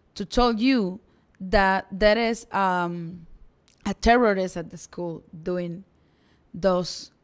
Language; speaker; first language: English; non-native, fluent; Spanish